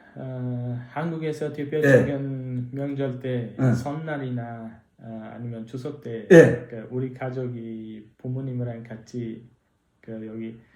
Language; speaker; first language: Korean; non-native, learner; Uzbek